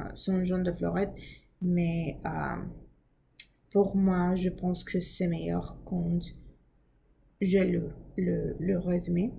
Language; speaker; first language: French; non-native, learner; English